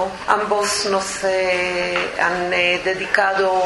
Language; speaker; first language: Spanish; non-native, fluent; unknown